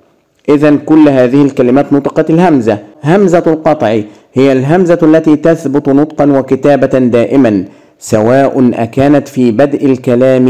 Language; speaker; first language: Arabic; native; Arabic